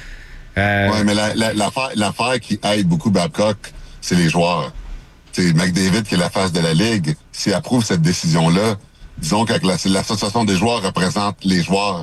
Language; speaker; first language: French; native; French